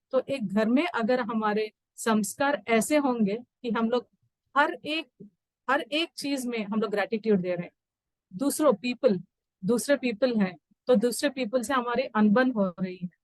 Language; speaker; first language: Hindi; native; Hindi